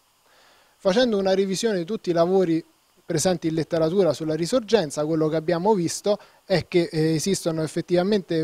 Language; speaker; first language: Italian; native; Italian